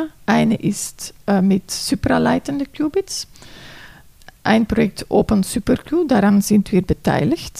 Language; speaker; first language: German; non-native, fluent; Dutch